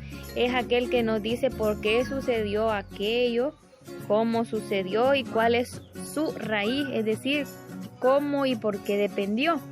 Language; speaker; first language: Spanish; native; Spanish